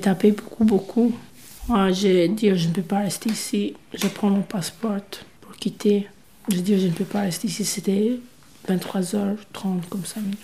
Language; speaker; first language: French; non-native, learner; Albanian